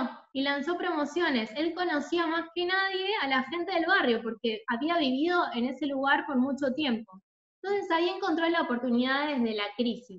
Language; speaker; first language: Spanish; native; Spanish